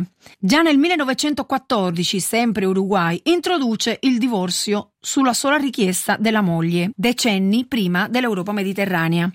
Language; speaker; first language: Italian; native; Italian